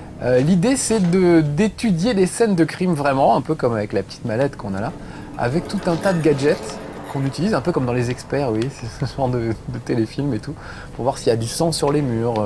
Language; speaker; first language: French; native; French